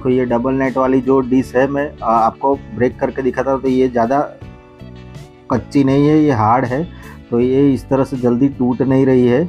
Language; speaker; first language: Hindi; native; Hindi